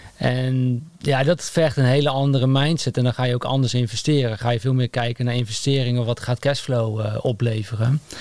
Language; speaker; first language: Dutch; native; Dutch